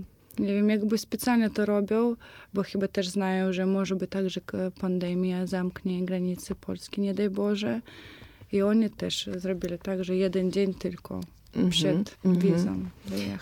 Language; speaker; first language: Polish; non-native, fluent; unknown